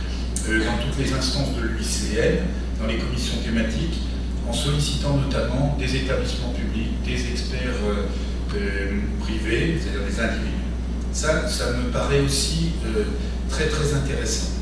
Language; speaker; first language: French; native; French